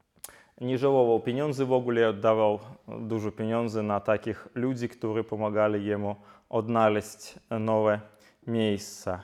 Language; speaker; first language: Polish; non-native, fluent; Ukrainian